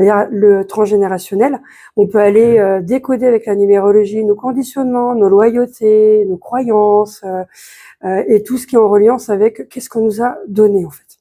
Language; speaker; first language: French; native; French